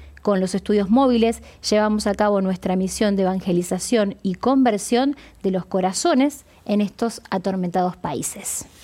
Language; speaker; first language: Spanish; native; Spanish